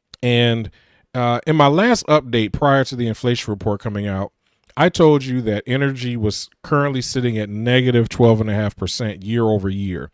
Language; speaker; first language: English; native; English